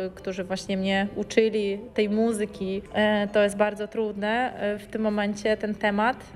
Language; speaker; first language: Polish; non-native, fluent; Ukrainian